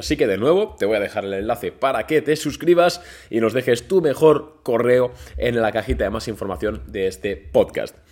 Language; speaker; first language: Spanish; native; Spanish